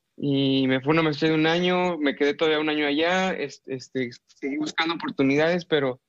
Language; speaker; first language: Spanish; native; Spanish